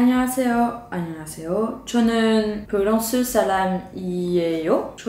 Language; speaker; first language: Korean; non-native, learner; French